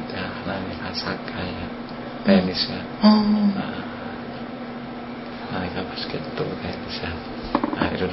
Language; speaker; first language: Japanese; non-native, learner; Indonesian